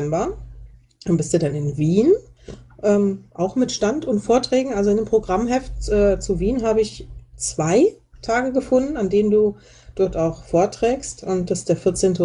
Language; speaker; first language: German; native; German